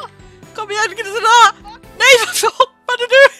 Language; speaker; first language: Swedish; native; Swedish